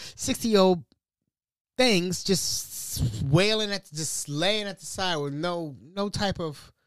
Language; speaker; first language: English; native; English